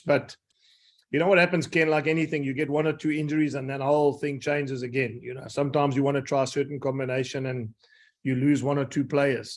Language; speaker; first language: English; native; English